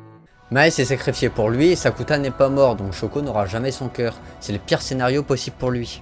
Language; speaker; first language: French; native; French